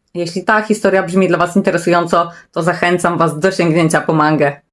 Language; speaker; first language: Polish; native; Polish